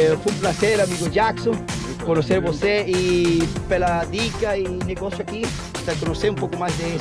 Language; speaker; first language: Portuguese; non-native, learner; Spanish